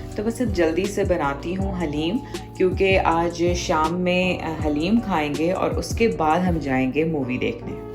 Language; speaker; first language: Urdu; native; Urdu